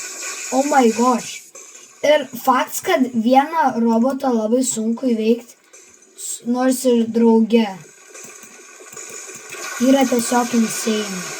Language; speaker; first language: Lithuanian; native; Lithuanian